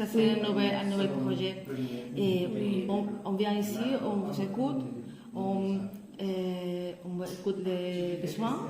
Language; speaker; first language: French; non-native, fluent; Spanish